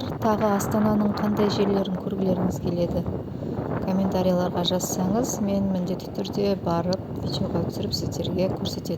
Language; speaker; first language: Kazakh; native; Kazakh